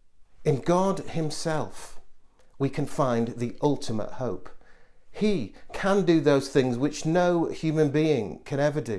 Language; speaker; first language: English; native; English